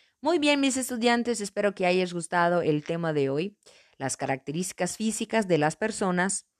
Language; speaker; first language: Spanish; non-native, fluent; Portuguese